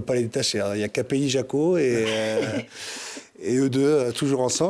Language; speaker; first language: French; native; French